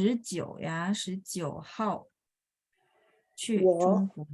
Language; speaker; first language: Chinese; non-native, fluent; Indonesian